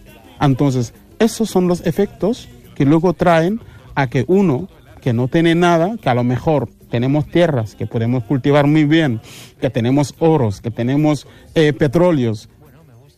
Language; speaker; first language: Spanish; non-native, fluent; Wolof